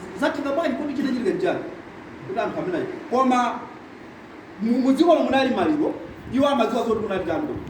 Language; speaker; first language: Nyanja; non-native, local second language; Tumbuka